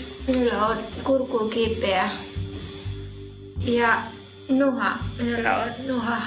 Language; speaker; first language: Finnish; non-native, learner; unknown